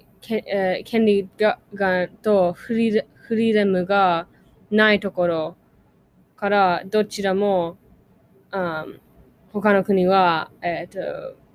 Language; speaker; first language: Japanese; non-native, learner; English